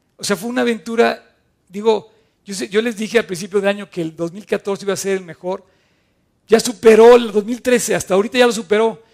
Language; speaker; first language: Spanish; native; Spanish